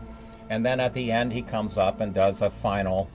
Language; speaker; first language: English; native; English